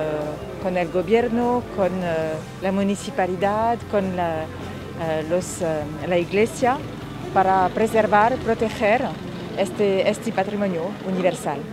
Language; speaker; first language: Spanish; non-native, fluent; French